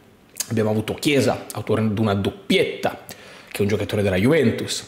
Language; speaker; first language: Italian; native; Italian